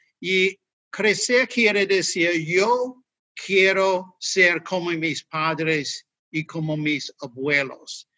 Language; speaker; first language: Spanish; non-native, learner; English